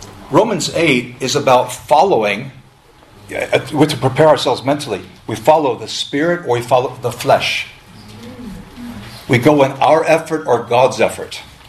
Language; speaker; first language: English; native; English